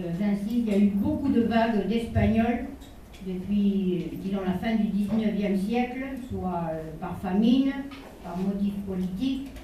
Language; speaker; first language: French; non-native, local second language; Spanish